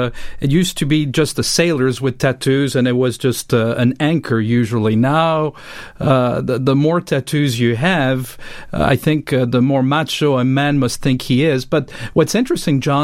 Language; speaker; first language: English; non-native, fluent; French